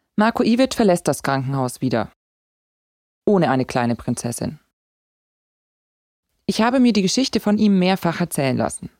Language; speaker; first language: German; native; German